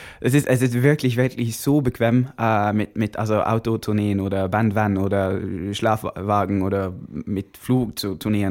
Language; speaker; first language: German; non-native, learner; Norwegian